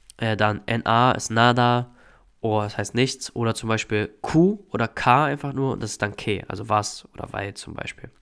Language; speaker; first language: German; native; German